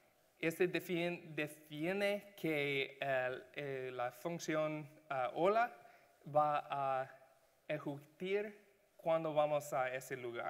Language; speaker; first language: Spanish; non-native, learner; English